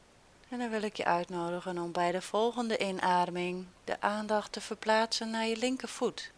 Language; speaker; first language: Dutch; native; Dutch